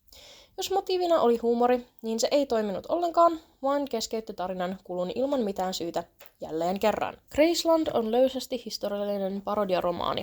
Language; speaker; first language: Finnish; native; Finnish